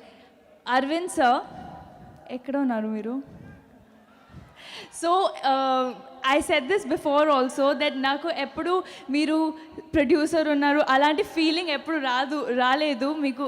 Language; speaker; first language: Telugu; non-native, learner; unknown